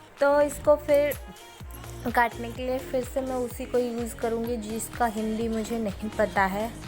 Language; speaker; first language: Hindi; non-native, local second language; Odia